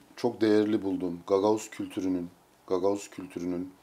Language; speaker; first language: Turkish; native; Turkish